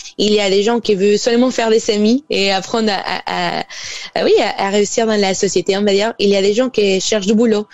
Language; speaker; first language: French; non-native, fluent; Spanish